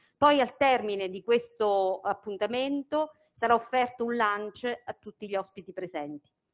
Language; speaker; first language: Italian; native; Italian